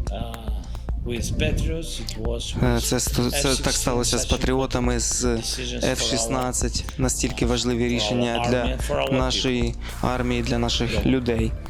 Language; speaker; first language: Ukrainian; non-native, local second language; Russian